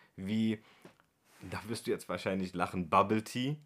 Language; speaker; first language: German; early bilingual, other home language; Turkish